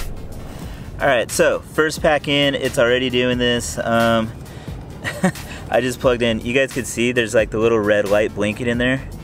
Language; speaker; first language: English; native; English